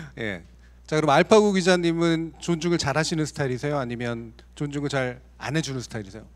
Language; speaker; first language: Korean; native; Korean